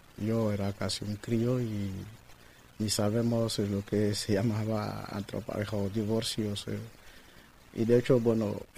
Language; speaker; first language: Spanish; non-native, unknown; Akan